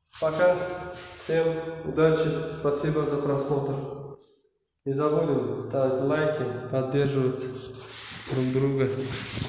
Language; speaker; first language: Russian; non-native, learner; Uzbek